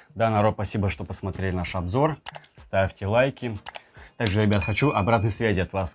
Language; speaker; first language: Russian; native; Russian